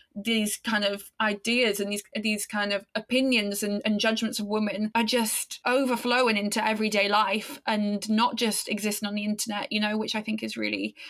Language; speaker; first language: English; native; English